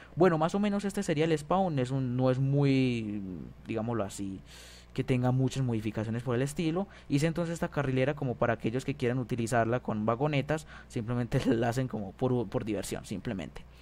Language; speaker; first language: Spanish; native; Spanish